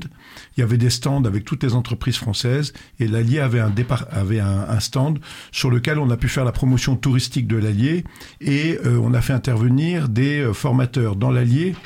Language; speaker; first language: French; native; French